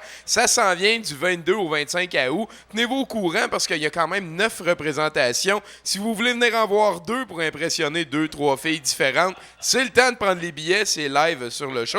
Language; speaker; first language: French; native; French